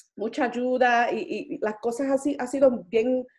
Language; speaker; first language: Spanish; early bilingual, heritage; Spanish